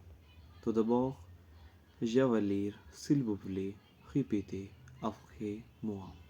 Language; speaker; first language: French; non-native, learner; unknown